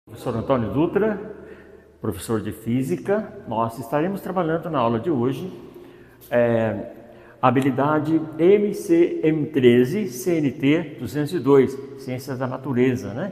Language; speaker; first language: Portuguese; native; Portuguese